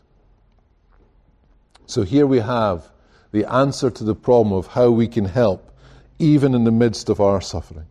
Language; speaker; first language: English; native; English